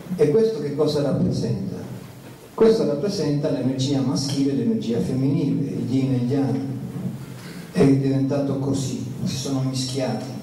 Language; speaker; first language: Italian; early bilingual, heritage; Italian